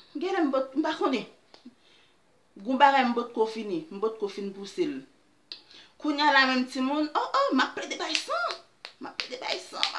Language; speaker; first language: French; non-native, learner; Haitian Creole